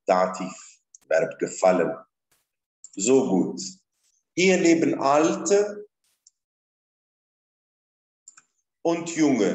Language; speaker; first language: German; non-native, fluent; Arabic